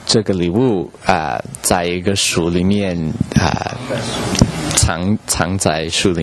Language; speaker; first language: Chinese; non-native, learner; English